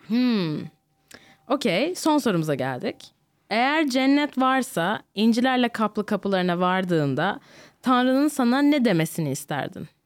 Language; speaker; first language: Turkish; early bilingual, heritage; Turkish